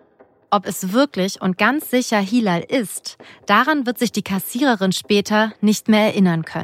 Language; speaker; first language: German; native; German